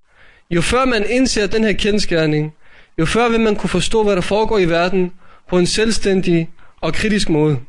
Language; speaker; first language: Danish; native; Danish